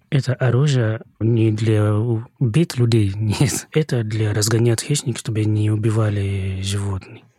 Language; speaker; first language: Russian; non-native, fluent; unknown